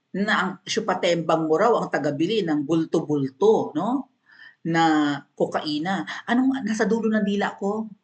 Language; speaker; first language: Filipino; non-native, local second language; Cebuano